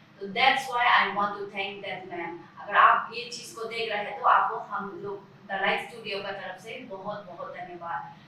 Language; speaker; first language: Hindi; non-native, local second language; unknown